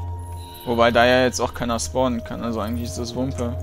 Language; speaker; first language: German; native; German